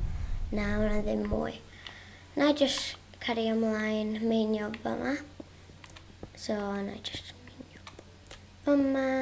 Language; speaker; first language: Welsh; non-native, local second language; English